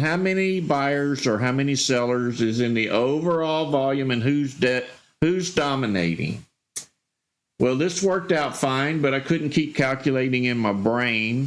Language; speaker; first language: English; native; English